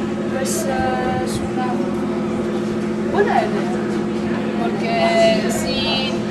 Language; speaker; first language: Spanish; non-native, learner; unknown